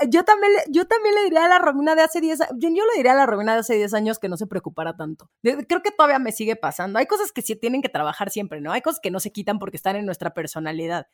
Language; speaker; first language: Spanish; native; Spanish